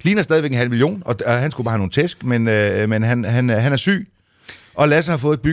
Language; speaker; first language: Danish; native; Danish